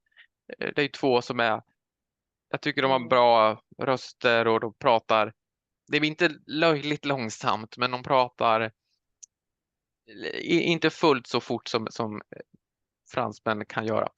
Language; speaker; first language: Swedish; native; Swedish